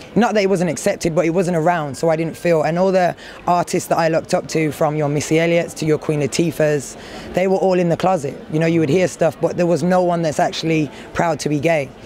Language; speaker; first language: English; native; English